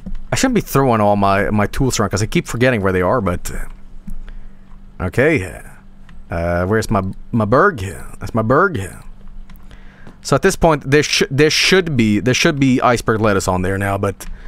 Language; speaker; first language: English; non-native, fluent; Swedish